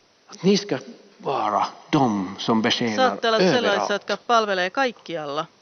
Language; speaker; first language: Swedish; non-native, fluent; Finnish